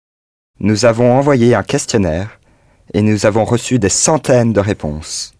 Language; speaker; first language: French; non-native, learner; English